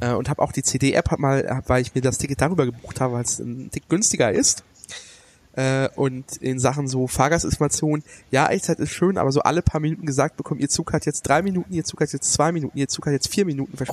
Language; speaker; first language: German; native; German